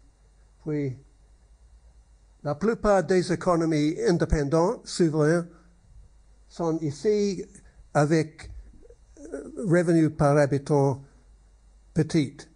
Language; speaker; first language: French; non-native, learner; English